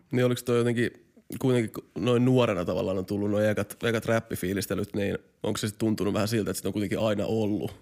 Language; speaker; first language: Finnish; native; Finnish